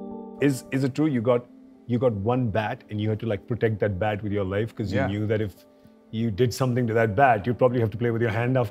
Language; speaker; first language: English; non-native, local second language; Hindi